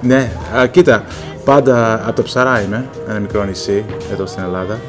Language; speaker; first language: Greek; early bilingual, heritage; Greek